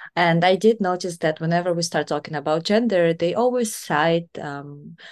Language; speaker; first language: English; non-native, fluent; Kazakh